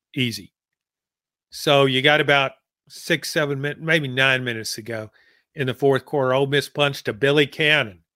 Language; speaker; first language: English; native; English